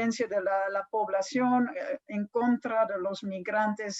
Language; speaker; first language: Spanish; non-native, fluent; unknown